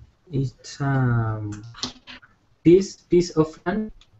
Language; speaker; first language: English; non-native, learner; Spanish